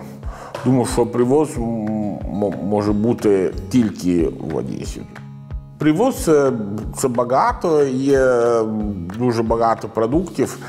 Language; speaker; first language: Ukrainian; non-native, learner; Italian